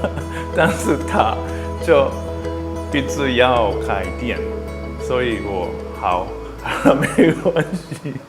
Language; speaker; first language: Chinese; non-native, learner; Japanese